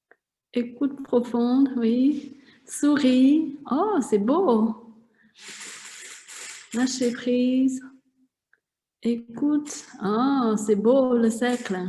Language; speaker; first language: French; non-native, fluent; Vietnamese